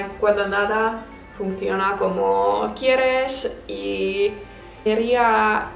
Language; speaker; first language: Spanish; non-native, learner; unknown